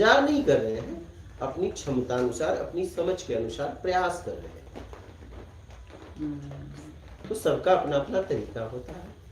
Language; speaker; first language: Hindi; native; Hindi